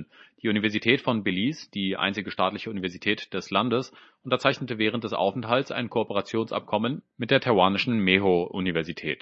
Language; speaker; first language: German; native; German